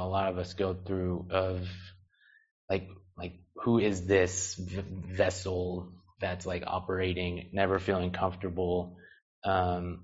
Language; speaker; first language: English; native; English